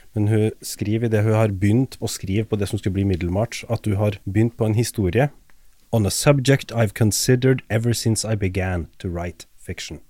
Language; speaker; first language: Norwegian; native; Norwegian